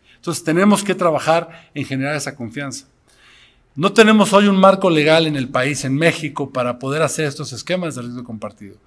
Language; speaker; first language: Spanish; native; Spanish